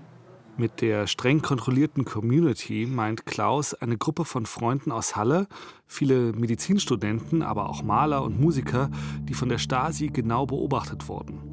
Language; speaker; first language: German; native; German